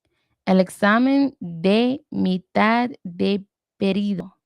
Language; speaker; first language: Spanish; non-native, learner; English